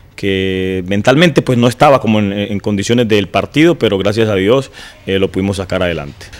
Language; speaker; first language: Spanish; native; Spanish